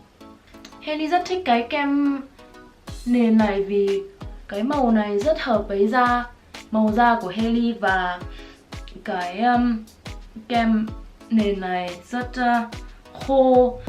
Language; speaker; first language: Vietnamese; early bilingual, heritage; Vietnamese